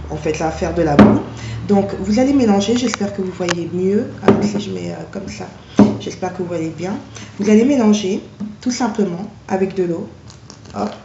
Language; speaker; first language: French; native; French